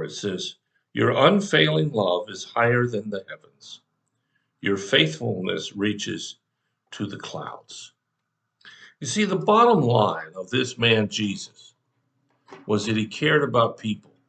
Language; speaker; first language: English; native; English